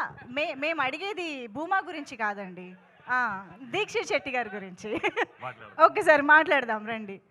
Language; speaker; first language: Telugu; native; Telugu